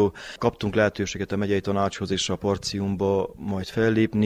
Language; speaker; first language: Hungarian; native; Hungarian